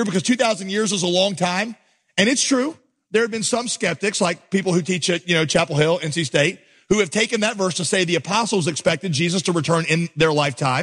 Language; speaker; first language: English; native; English